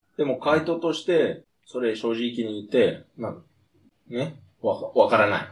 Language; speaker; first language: Japanese; non-native, fluent; English